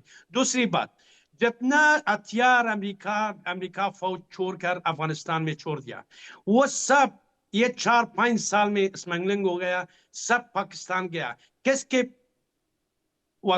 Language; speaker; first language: Hindi; non-native, fluent; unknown